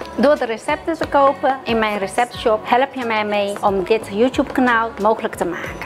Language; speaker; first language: Dutch; non-native, fluent; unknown